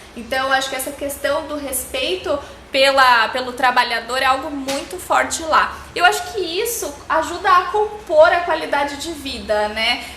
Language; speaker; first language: Portuguese; native; Portuguese